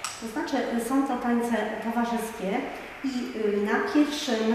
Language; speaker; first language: Polish; native; Polish